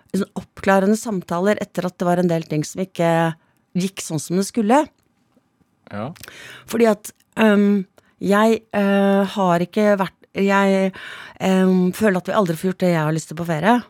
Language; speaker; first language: Norwegian; native; Norwegian